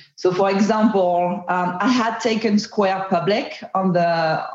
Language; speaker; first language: English; non-native, fluent; French